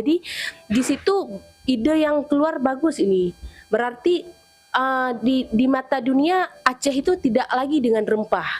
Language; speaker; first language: Indonesian; non-native, local second language; Achinese